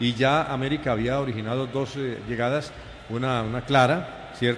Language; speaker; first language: Spanish; native; Spanish